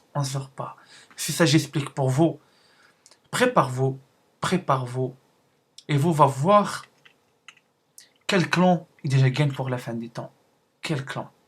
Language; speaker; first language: French; non-native, learner; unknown